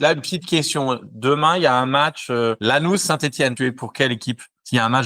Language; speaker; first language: French; native; French